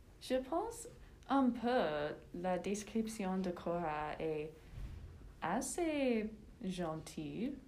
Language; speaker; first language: French; non-native, learner; English